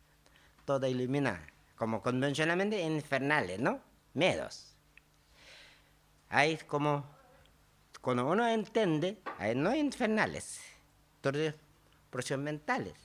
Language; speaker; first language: Spanish; non-native, learner; Tibetan